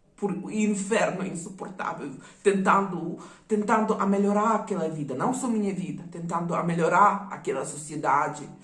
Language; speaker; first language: Portuguese; non-native, fluent; Russian